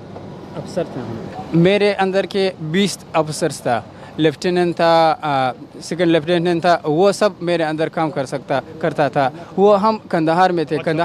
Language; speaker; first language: Hindi; non-native, learner; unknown